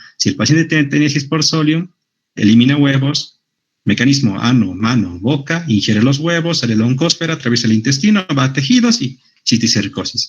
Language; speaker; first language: Spanish; native; Spanish